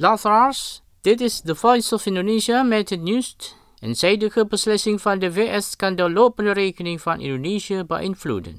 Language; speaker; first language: Dutch; non-native, fluent; Indonesian